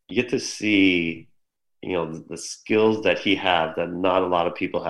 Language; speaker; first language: English; native; English